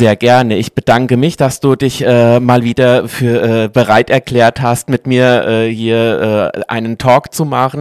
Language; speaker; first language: German; native; German